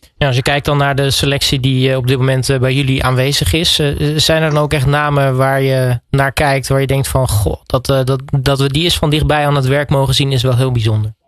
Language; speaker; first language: Dutch; native; Dutch